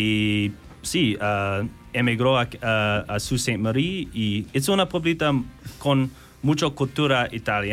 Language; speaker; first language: Spanish; non-native, learner; English